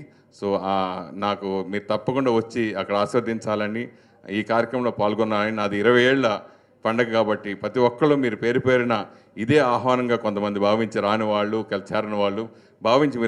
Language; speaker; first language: Telugu; native; Telugu